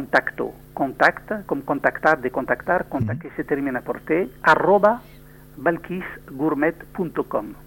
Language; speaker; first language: Spanish; non-native, learner; French